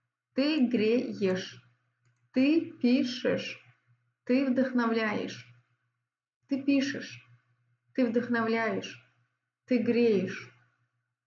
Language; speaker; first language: Russian; non-native, fluent; Azerbaijani